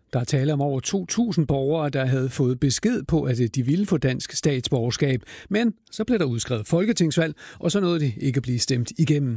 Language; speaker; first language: Danish; native; Danish